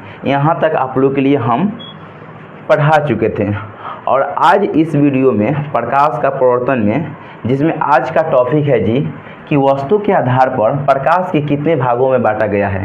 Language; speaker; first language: Hindi; native; Hindi